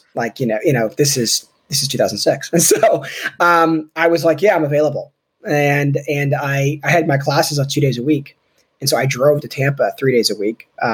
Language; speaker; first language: English; native; English